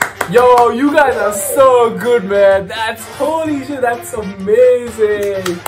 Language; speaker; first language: English; non-native, local second language; Marathi